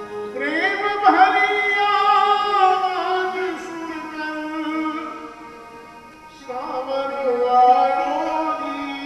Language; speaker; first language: Hindi; native; Hindi